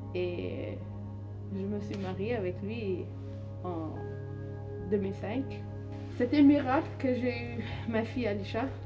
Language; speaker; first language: French; non-native, learner; Hindi